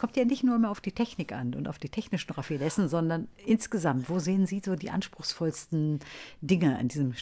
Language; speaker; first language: German; native; German